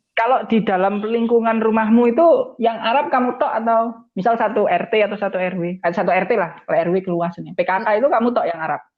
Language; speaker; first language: Indonesian; native; Indonesian